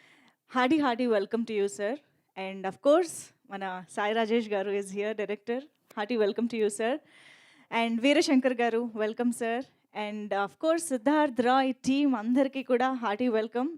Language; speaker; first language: Telugu; native; Telugu